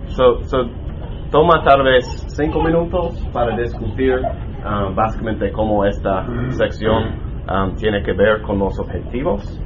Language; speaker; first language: Spanish; non-native, learner; English